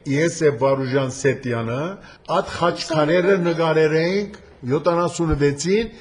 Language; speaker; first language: Armenian; early bilingual, heritage; Armenian